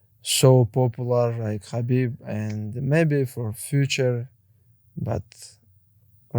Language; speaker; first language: English; non-native, learner; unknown